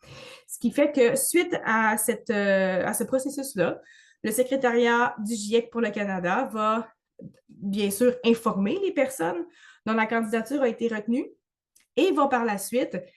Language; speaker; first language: French; native; French